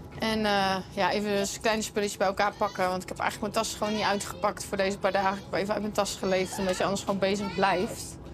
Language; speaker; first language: Dutch; native; Dutch